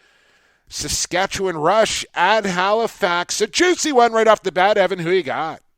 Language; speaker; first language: English; native; English